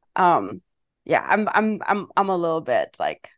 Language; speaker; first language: English; non-native, fluent; German